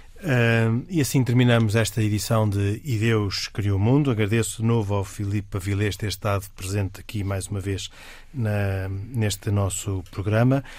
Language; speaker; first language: Portuguese; native; Portuguese